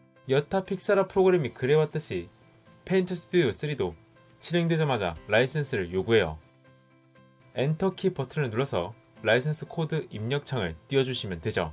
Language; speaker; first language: Korean; native; Korean